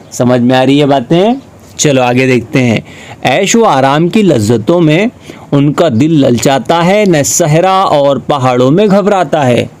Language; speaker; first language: Urdu; native; Urdu